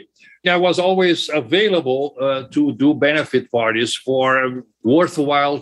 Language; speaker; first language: English; non-native, fluent; German